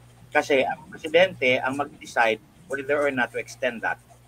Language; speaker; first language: Filipino; native; Filipino